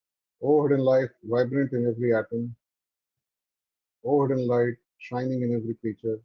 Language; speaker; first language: Hindi; native; Hindi